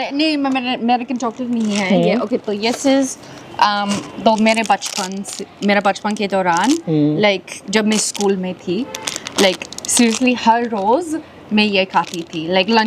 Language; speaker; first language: Hindi; non-native, learner; English